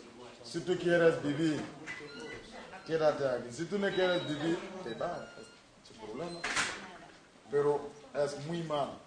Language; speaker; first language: Spanish; non-native, learner; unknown